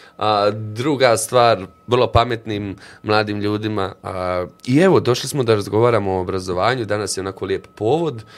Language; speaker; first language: Bosnian; native; Bosnian